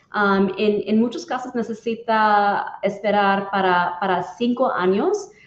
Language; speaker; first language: Spanish; non-native, learner; English